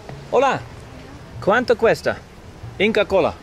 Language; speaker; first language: Spanish; non-native, learner; Norwegian